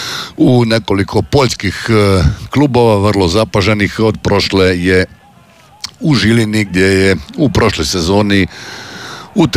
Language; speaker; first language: Serbian; native; Serbian